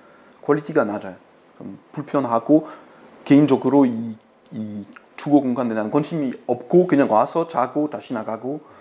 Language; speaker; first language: Korean; non-native, fluent; French